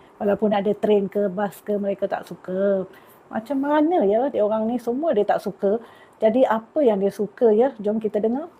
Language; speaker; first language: Malay; native; Malay